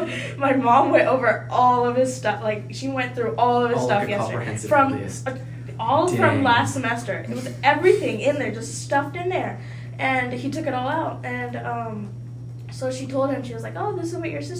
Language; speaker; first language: English; early bilingual, other home language; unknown